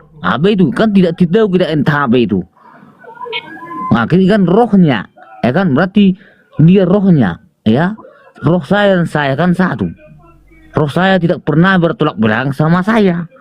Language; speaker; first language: Indonesian; native; Indonesian